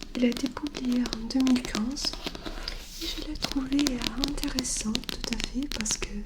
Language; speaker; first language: French; non-native, learner; English